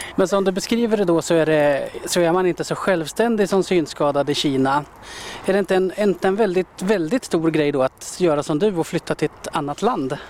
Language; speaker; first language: Swedish; native; Swedish